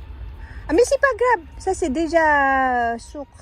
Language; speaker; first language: French; non-native, learner; Filipino